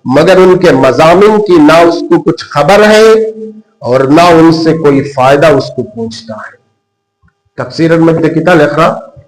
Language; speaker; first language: Urdu; non-native, local second language; Bangla